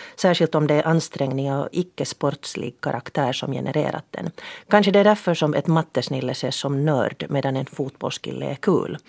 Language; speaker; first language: Swedish; native; Swedish